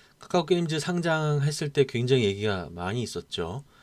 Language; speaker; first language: Korean; native; Korean